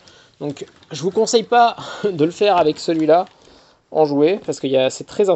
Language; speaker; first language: French; native; French